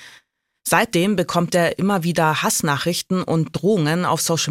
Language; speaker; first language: German; native; German